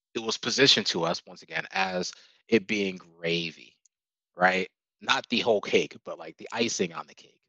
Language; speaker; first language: English; native; English